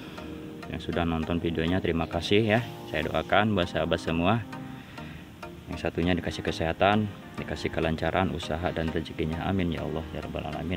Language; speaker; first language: Indonesian; non-native, local second language; Sundanese